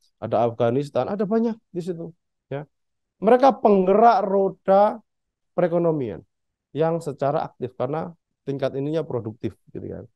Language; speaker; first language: Indonesian; native; Indonesian